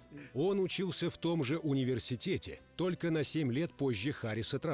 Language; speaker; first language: Russian; native; Russian